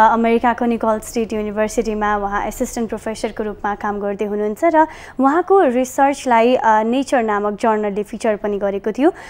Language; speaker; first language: Nepali; native; Nepali